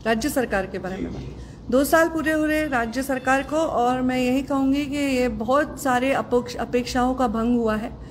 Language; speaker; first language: Hindi; non-native, local second language; Marathi